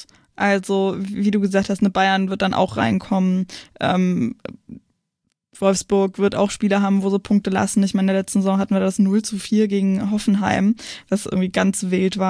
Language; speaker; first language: German; native; German